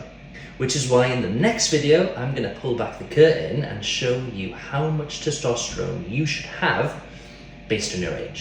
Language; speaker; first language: English; native; English